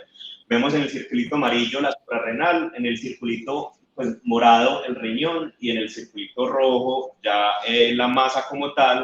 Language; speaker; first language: Spanish; native; Spanish